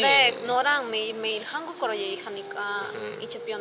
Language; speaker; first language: Korean; non-native, learner; Spanish